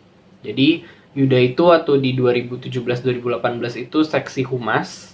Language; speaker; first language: Indonesian; native; Indonesian